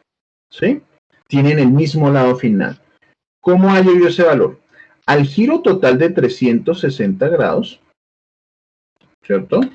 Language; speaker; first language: Spanish; native; Spanish